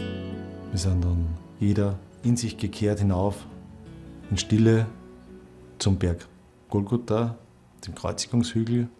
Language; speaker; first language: German; native; German